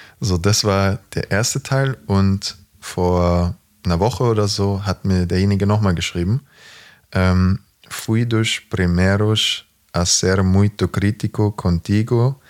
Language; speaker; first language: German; native; German